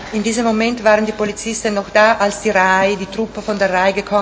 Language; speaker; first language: German; non-native, fluent; Italian